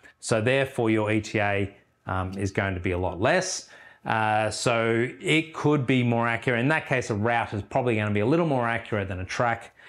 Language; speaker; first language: English; native; English